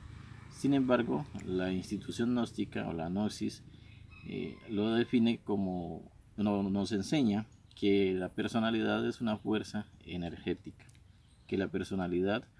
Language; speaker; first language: Spanish; native; Spanish